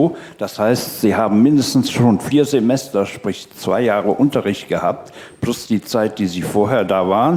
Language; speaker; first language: German; native; German